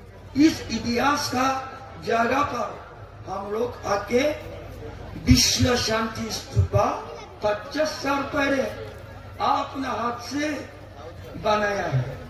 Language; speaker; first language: Hindi; non-native, learner; Japanese